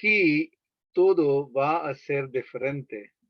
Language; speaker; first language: Spanish; non-native, fluent; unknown